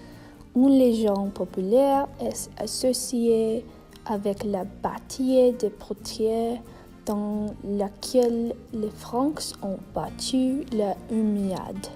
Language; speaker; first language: French; non-native, learner; English